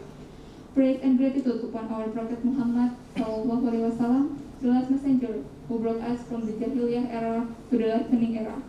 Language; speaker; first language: English; non-native, learner; Indonesian